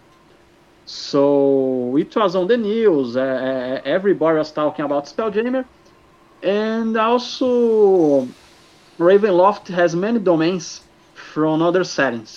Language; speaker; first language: English; non-native, fluent; Portuguese